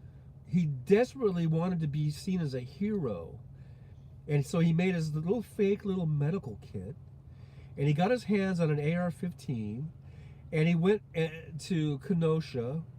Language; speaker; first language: English; native; English